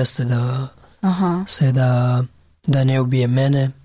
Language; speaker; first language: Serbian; non-native, learner; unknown